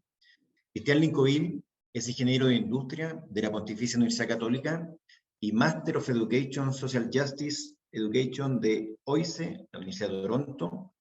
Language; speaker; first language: Spanish; native; Spanish